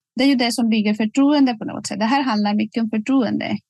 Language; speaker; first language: Swedish; non-native, fluent; Spanish